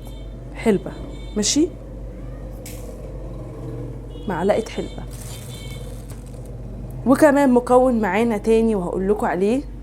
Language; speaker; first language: Arabic; native; Arabic